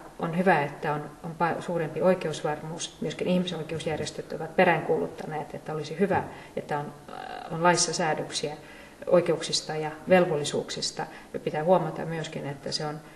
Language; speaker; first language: Finnish; non-native, local second language; Swedish